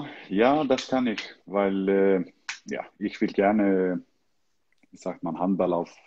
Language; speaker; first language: German; non-native, learner; Icelandic